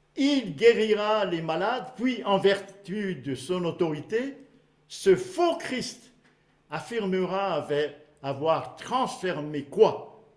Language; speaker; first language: French; non-native, local second language; Malagasy